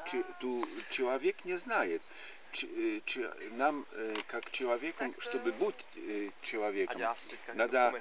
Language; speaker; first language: Russian; non-native, learner; Polish